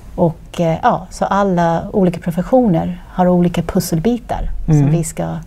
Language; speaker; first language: Swedish; non-native, fluent; English